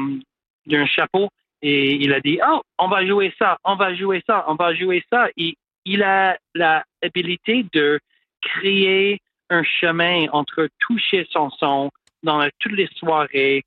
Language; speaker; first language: French; non-native, local second language; English